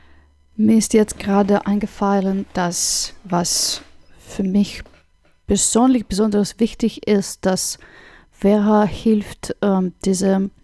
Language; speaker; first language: German; non-native, fluent; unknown